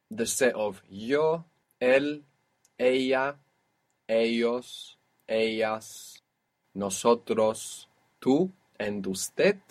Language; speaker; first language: Spanish; non-native, fluent; English